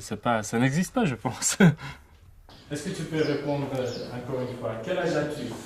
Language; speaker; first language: French; non-native, fluent; Uzbek